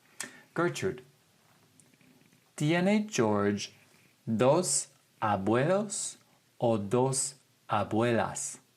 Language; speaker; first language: Spanish; non-native, fluent; English